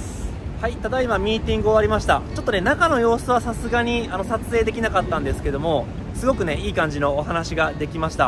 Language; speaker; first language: Japanese; native; Japanese